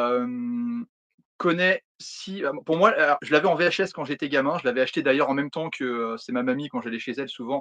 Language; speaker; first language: French; native; French